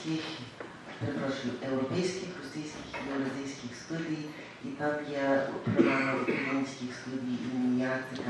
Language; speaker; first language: Ukrainian; early bilingual, heritage; Ukrainian